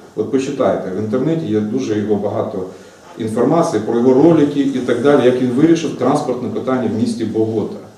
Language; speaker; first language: Ukrainian; native; Ukrainian